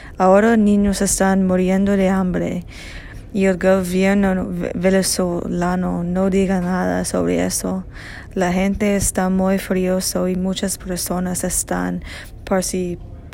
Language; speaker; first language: Spanish; non-native, learner; English